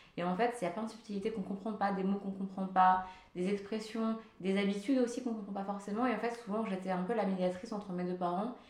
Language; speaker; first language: French; early bilingual, other home language; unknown